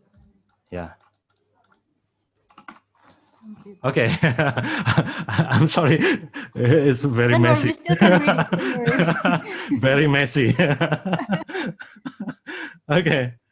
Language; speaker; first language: English; non-native, fluent; Indonesian